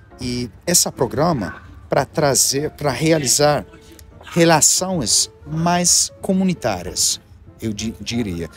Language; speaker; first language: Portuguese; non-native, learner; Armenian